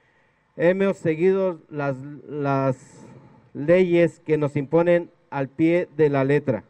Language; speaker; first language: Spanish; native; Spanish